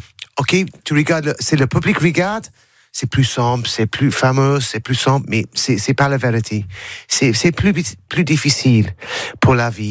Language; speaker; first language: French; non-native, learner; English